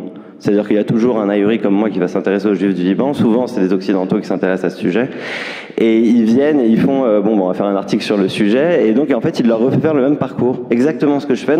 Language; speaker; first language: French; native; French